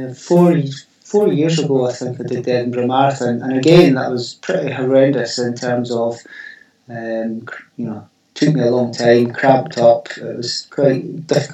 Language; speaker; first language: English; native; English